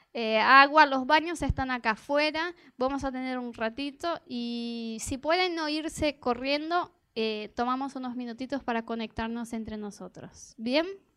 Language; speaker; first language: Spanish; non-native, fluent; Portuguese